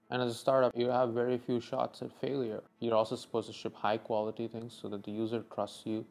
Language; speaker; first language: English; non-native, local second language; Tamil